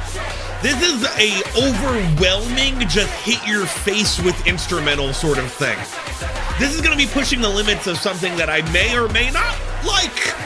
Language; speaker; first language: English; native; English